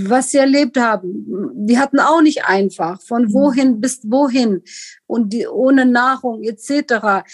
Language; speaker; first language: German; non-native, fluent; Kurdish